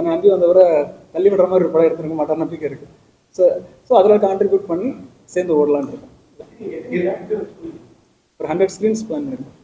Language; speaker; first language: Tamil; native; Tamil